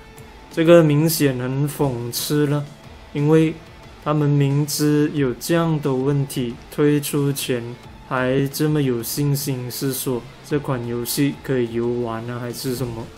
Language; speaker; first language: Chinese; native; Chinese